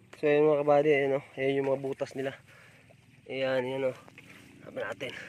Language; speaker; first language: Filipino; non-native, local second language; Cebuano